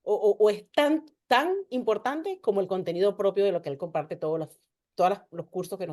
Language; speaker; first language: Spanish; native; Spanish